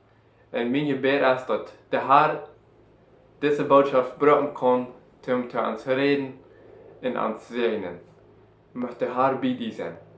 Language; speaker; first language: German; non-native, learner; Plautdietsch